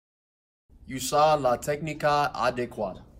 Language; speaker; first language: Spanish; non-native, learner; English